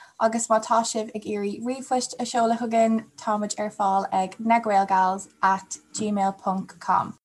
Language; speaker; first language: Irish; non-native, local second language; English